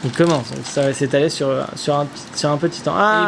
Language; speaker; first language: French; native; French